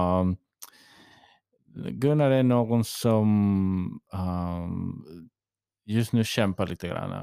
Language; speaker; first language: Swedish; early bilingual, heritage; English